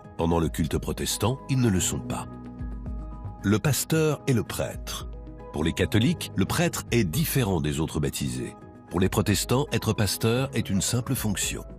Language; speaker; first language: French; native; French